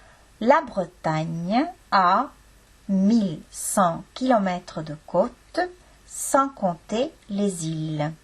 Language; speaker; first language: French; non-native, fluent; Estonian